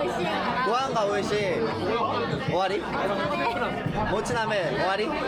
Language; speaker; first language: Japanese; non-native, learner; Korean